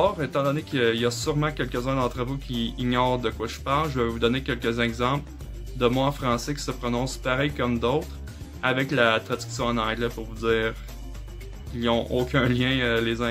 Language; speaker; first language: French; native; French